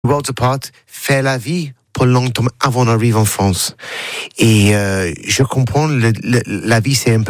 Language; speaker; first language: French; non-native, learner; English